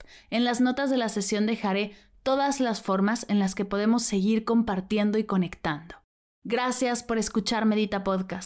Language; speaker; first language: Spanish; native; Spanish